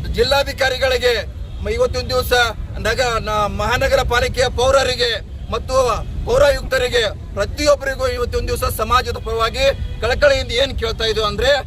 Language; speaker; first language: Kannada; non-native, local second language; Lambadi